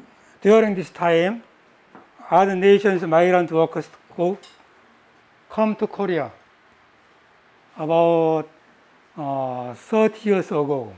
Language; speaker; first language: English; non-native, learner; Korean